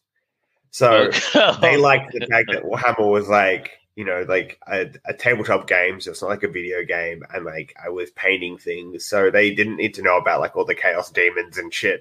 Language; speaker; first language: English; native; English